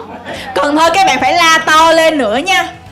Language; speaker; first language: Vietnamese; native; Vietnamese